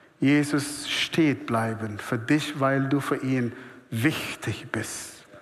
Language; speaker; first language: German; non-native, fluent; Arabic